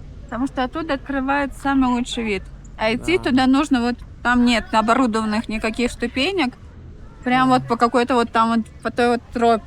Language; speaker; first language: Russian; native; Russian